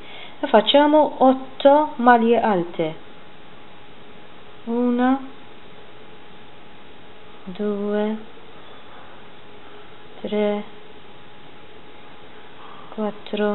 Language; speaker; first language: Italian; non-native, fluent; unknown